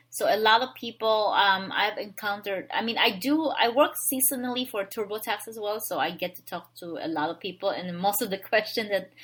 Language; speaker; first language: English; non-native, local second language; Filipino